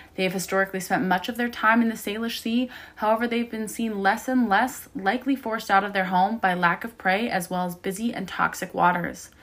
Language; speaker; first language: English; native; English